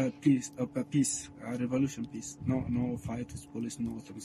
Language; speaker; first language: English; non-native, learner; Arabic